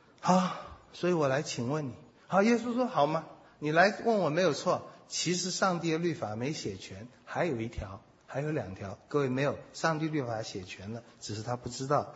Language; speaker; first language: Chinese; native; Chinese